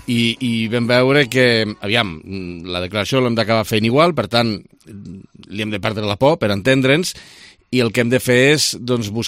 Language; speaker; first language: Catalan; native; Catalan